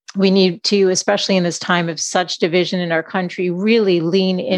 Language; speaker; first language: English; native; English